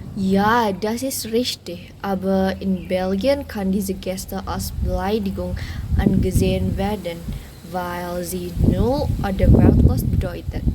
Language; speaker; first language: German; non-native, learner; Indonesian